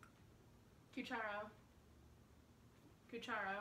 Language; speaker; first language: Spanish; non-native, learner; English